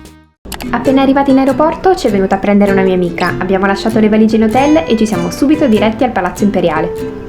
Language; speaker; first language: Italian; native; Italian